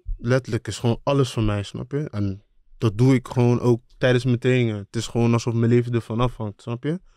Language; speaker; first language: Dutch; early bilingual, other home language; Akan